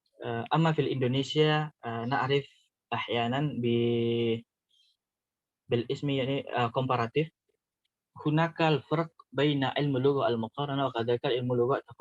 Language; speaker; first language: Arabic; non-native, learner; Indonesian